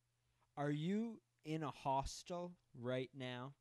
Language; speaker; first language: English; native; English